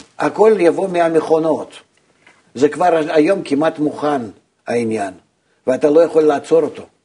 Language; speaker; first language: Hebrew; non-native, fluent; Russian